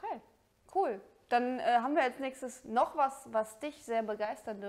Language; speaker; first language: German; native; German